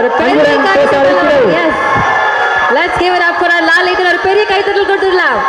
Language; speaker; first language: Tamil; native; Tamil